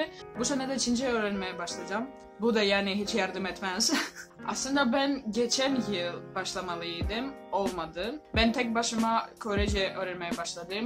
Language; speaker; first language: Turkish; non-native, learner; Greek